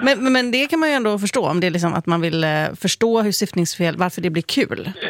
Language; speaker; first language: Swedish; native; Swedish